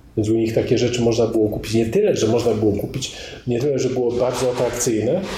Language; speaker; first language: Polish; native; Polish